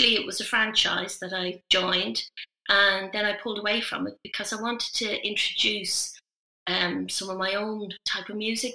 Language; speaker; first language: English; native; English